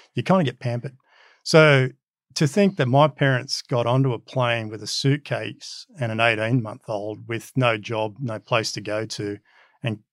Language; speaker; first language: English; early bilingual, other home language; Macedonian